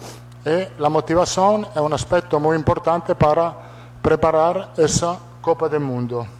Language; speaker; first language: Portuguese; non-native, fluent; Italian